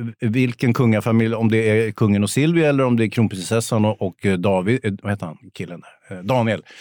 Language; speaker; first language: Swedish; native; Swedish